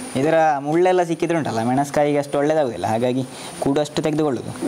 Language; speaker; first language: Kannada; native; Kannada